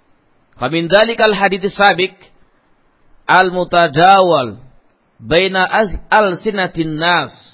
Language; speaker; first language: Arabic; non-native, fluent; Indonesian